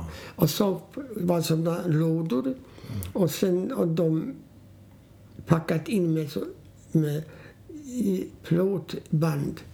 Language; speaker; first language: Swedish; non-native, fluent; Polish